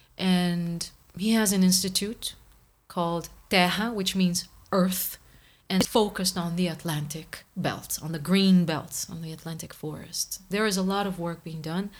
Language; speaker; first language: English; non-native, fluent; Portuguese